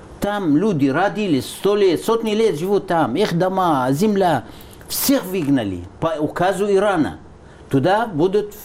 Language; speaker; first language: Russian; non-native, fluent; Arabic